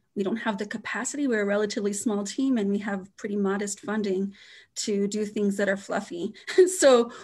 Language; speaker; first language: English; native; English